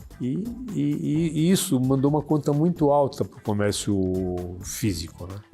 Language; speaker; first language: Portuguese; early bilingual, other home language; Arabic